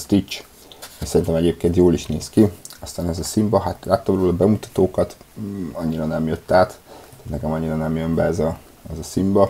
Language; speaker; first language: Hungarian; native; Hungarian